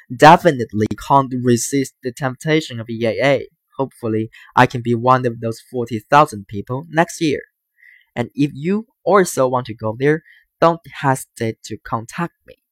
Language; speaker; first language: English; non-native, fluent; Chinese